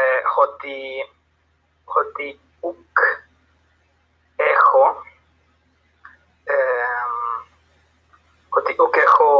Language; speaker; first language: Greek; non-native, learner; Spanish